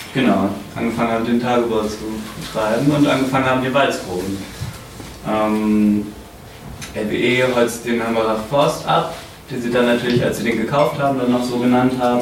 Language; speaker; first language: German; native; German